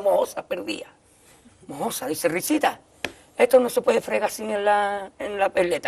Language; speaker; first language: Spanish; native; Spanish